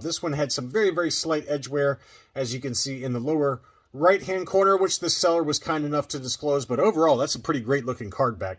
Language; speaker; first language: English; native; English